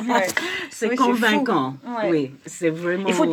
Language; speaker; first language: French; non-native, fluent; English